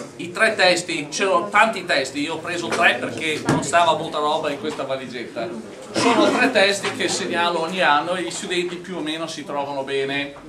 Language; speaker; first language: Italian; non-native, fluent; English